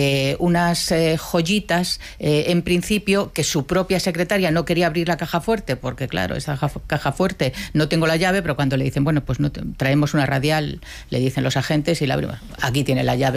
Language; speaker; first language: Spanish; native; Spanish